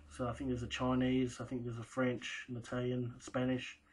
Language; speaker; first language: English; native; English